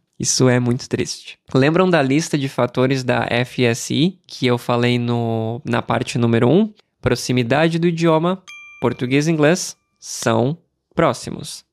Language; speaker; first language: Portuguese; native; Portuguese